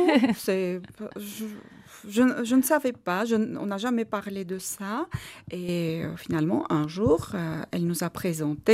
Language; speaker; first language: French; non-native, learner; Armenian